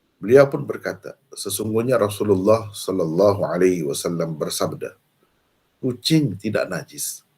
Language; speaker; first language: Malay; native; Malay